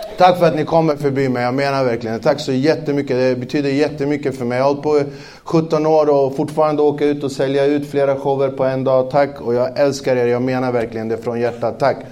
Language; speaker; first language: Swedish; native; Swedish